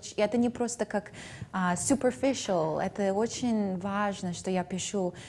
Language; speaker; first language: Russian; early bilingual, heritage; English